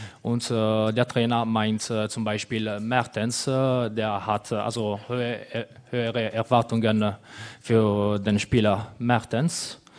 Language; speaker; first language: German; non-native, fluent; Italian